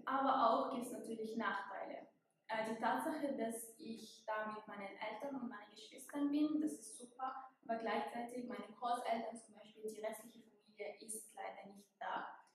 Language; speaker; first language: German; non-native, fluent; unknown